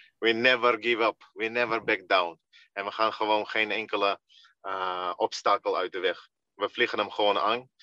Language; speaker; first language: Dutch; early bilingual, other home language; Russian